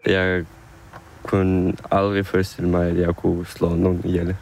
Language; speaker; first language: Danish; non-native, fluent; Ukrainian